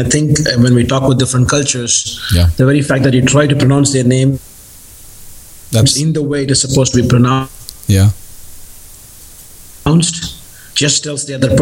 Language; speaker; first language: English; non-native, local second language; Tamil